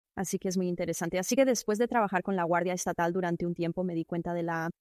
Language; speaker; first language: Spanish; non-native, fluent; Chinese